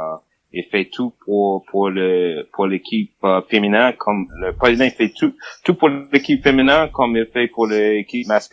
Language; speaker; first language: French; non-native, fluent; English